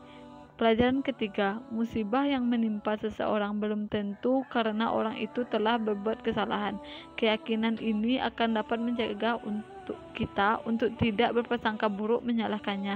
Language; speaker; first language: Indonesian; native; Indonesian